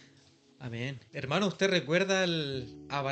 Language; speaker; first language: Spanish; native; Spanish